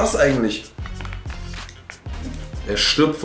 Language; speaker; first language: German; native; German